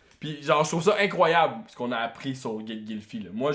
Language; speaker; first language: French; native; French